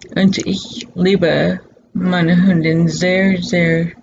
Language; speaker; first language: German; non-native, learner; English